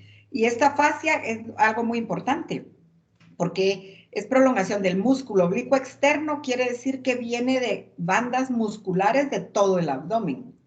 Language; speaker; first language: Spanish; native; Spanish